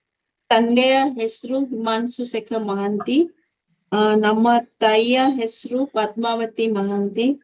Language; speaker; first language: Kannada; non-native, learner; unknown